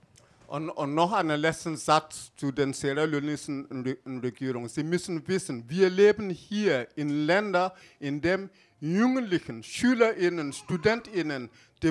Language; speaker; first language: German; non-native, fluent; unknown